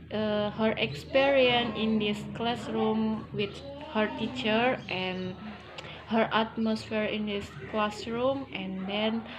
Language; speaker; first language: English; non-native, learner; Indonesian